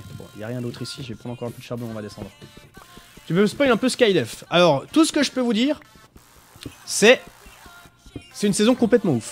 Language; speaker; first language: French; native; French